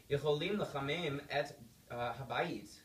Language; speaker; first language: Hebrew; non-native, learner; English